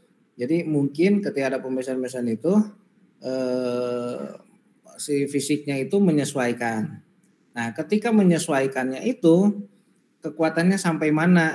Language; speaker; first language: Indonesian; native; Indonesian